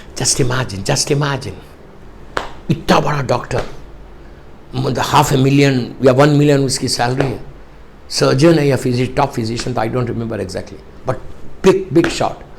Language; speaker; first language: Urdu; native; Urdu